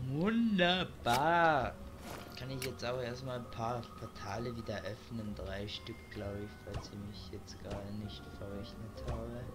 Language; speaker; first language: German; native; German